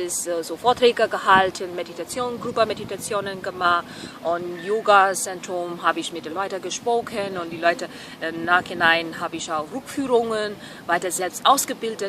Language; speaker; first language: German; non-native, fluent; Burmese